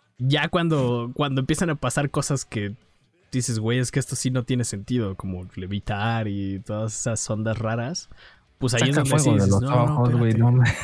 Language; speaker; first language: Spanish; native; Spanish